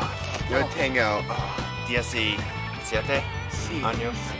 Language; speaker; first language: Spanish; non-native, learner; English